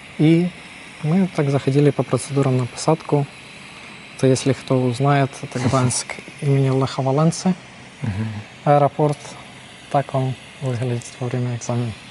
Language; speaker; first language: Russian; non-native, local second language; Ukrainian